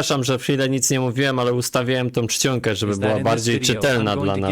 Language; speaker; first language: Polish; native; Polish